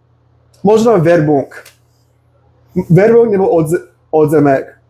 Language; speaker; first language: Czech; non-native, learner; English